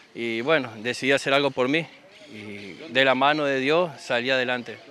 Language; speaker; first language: Spanish; native; Spanish